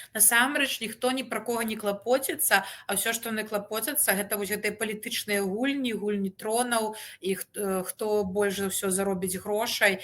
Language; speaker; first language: Belarusian; native; Belarusian